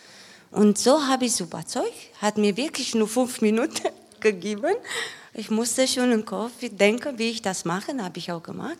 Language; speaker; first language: German; non-native, learner; Romanian